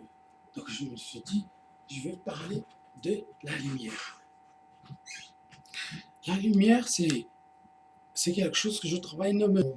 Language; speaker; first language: French; non-native, fluent; Portuguese